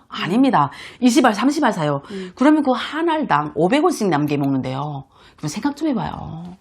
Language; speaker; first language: Korean; native; Korean